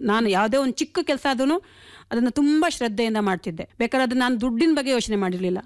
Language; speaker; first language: Kannada; non-native, local second language; Konkani